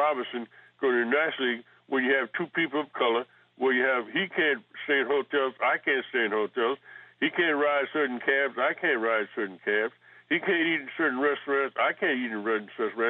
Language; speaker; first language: English; native; English